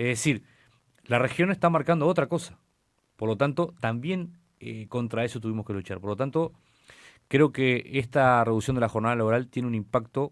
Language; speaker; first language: Spanish; native; Spanish